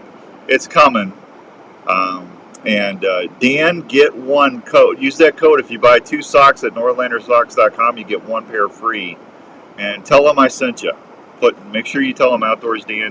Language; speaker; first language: English; native; English